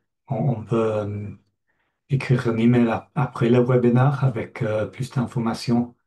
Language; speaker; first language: French; non-native, fluent; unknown